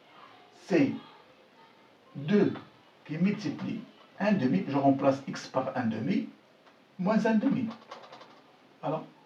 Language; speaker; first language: French; non-native, local second language; Arabic